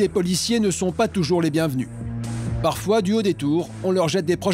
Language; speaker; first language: French; native; French